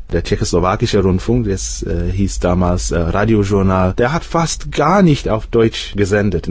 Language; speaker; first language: German; non-native, fluent; English